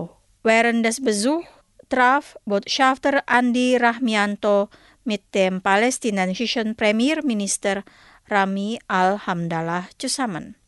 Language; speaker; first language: German; non-native, fluent; Indonesian